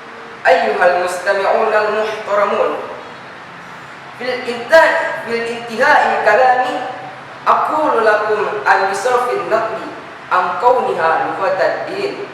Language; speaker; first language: Arabic; non-native, learner; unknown